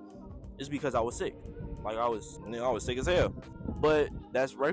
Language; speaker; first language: English; native; English